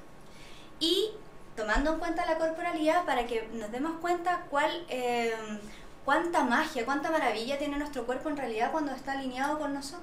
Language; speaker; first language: Spanish; native; Spanish